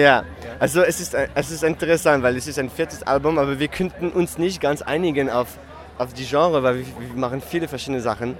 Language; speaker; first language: German; non-native, fluent; French